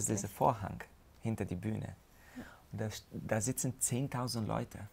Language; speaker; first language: German; non-native, fluent; Hungarian